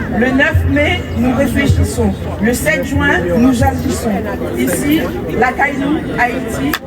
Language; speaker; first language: French; non-native, local second language; Haitian Creole